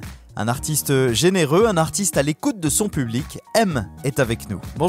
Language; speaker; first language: French; native; French